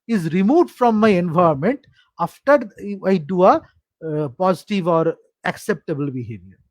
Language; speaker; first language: English; non-native, local second language; Bangla